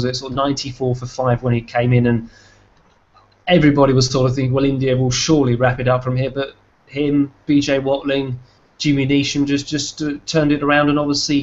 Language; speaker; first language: English; native; English